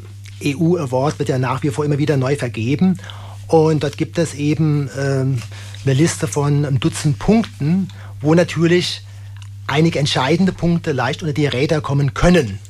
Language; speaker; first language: German; native; German